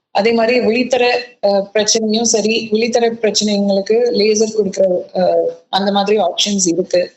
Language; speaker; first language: Tamil; native; Tamil